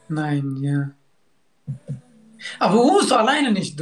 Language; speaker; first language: German; non-native, learner; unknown